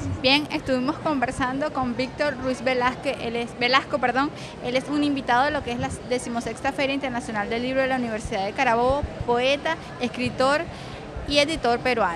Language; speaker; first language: Spanish; native; Spanish